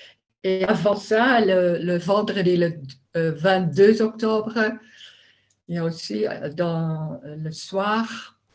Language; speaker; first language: French; non-native, learner; Dutch